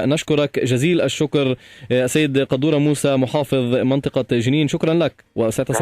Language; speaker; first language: Arabic; native; Arabic